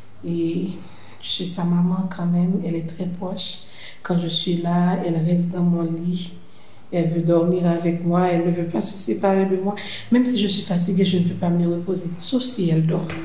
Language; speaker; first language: French; non-native, local second language; Haitian Creole